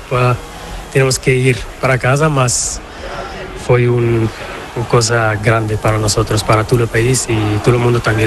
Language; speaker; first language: Spanish; non-native, learner; Portuguese